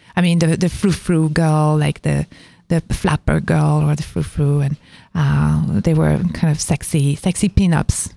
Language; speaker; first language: English; non-native, fluent; French